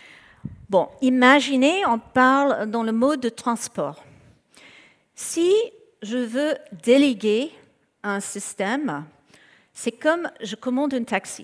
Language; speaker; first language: French; non-native, fluent; English